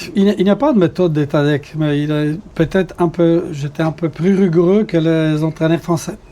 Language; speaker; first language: French; non-native, fluent; Polish